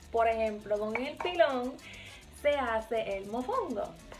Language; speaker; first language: Spanish; early bilingual, heritage; Spanish